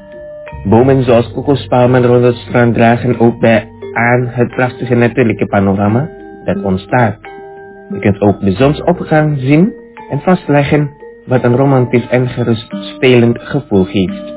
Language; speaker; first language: Dutch; non-native, fluent; Indonesian